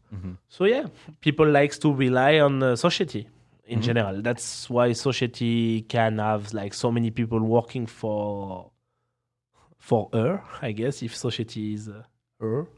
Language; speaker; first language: English; non-native, fluent; French